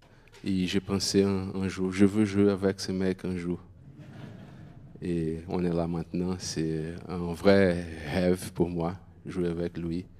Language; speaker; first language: French; non-native, fluent; Portuguese